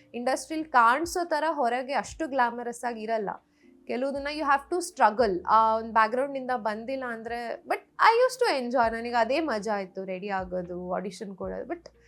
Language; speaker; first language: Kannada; non-native, local second language; Rajasthani